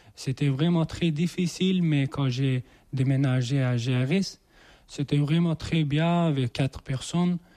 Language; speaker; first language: French; non-native, learner; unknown